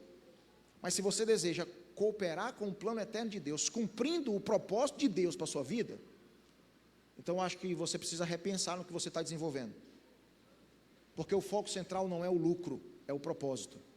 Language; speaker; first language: Portuguese; native; Portuguese